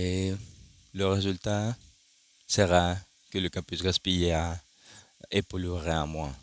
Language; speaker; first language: French; non-native, learner; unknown